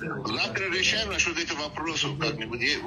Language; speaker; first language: Russian; non-native, local second language; Tajik